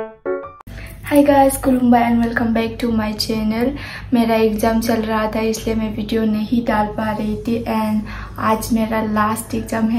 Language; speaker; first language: Hindi; non-native, local second language; Bodo